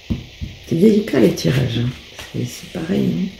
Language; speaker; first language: French; native; French